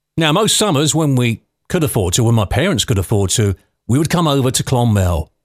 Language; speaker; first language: English; native; English